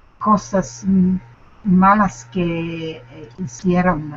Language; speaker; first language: Spanish; non-native, learner; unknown